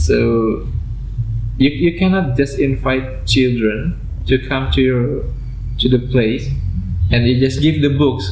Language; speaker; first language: English; non-native, fluent; Indonesian